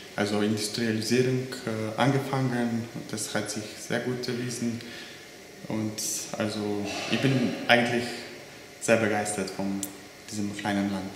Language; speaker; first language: German; non-native, fluent; Slovenian